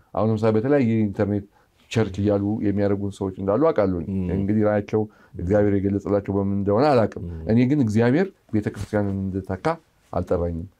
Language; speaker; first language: Amharic; native; Amharic